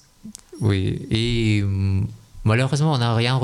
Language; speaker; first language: French; non-native, fluent; Russian